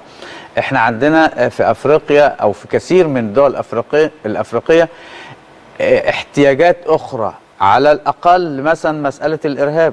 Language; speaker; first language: Arabic; native; Arabic